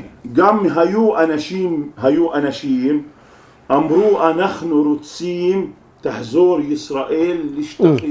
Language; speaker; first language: Hebrew; non-native, local second language; Arabic